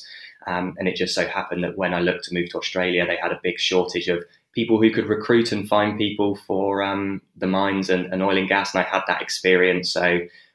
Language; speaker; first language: English; native; English